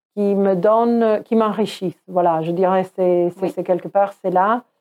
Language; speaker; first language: French; non-native, fluent; Croatian